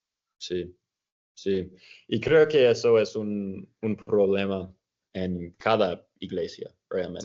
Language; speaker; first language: Spanish; non-native, fluent; English